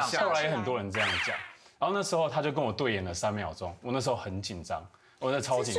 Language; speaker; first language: Chinese; native; Chinese